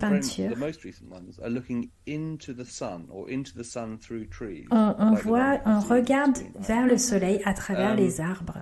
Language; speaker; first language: French; native; French